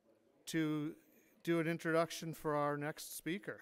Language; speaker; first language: English; native; English